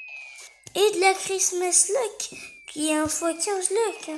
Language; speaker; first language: French; native; French